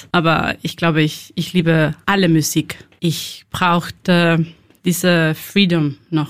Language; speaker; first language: German; non-native, learner; Spanish